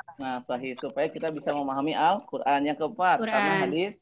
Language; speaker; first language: Indonesian; native; Indonesian